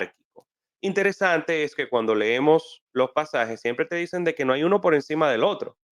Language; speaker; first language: Spanish; native; Spanish